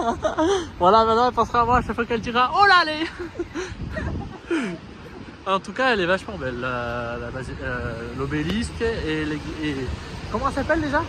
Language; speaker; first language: French; native; French